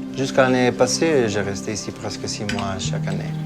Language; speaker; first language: French; non-native, fluent; Italian